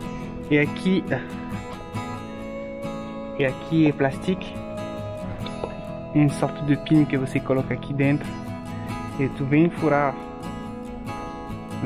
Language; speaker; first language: Portuguese; non-native, learner; French